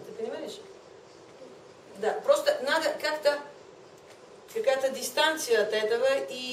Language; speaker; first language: Russian; non-native, fluent; Bulgarian